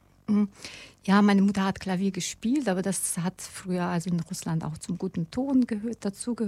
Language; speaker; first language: German; non-native, fluent; Russian